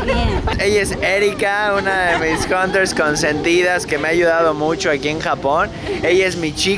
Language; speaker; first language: Spanish; native; Spanish